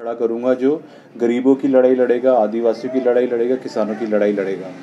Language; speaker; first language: Hindi; native; Hindi